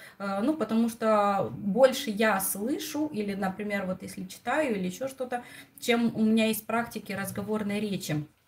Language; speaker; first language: Russian; non-native, local second language; Romanian